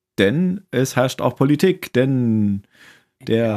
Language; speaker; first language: German; native; German